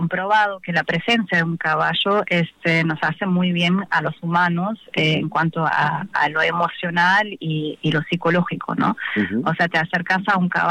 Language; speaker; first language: Spanish; non-native, fluent; German